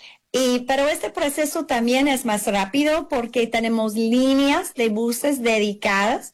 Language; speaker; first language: Spanish; early bilingual, heritage; English